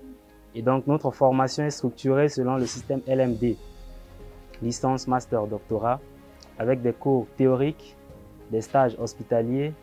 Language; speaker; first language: French; non-native, local second language; Sango